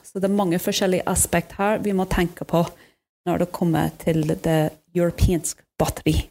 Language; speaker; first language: Norwegian; non-native, fluent; English